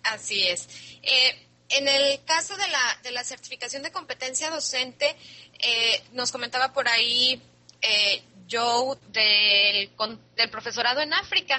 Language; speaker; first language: Spanish; native; Spanish